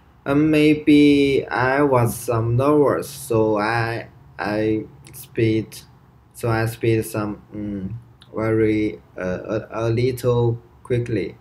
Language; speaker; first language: English; non-native, learner; Chinese